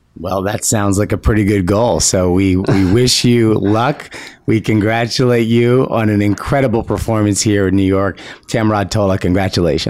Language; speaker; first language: English; native; English